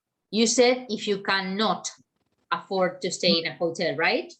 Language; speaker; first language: English; non-native, fluent; Spanish